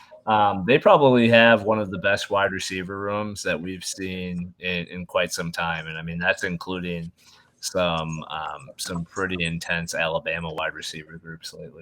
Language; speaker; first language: English; native; English